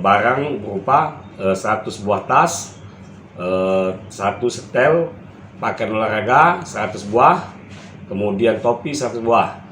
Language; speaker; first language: Indonesian; native; Indonesian